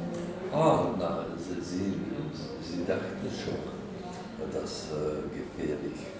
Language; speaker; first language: German; non-native, learner; Czech